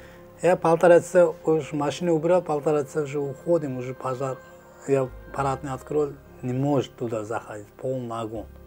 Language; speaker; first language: Russian; non-native, learner; Uzbek